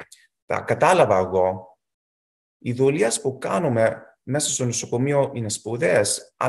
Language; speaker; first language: Greek; early bilingual, heritage; Greek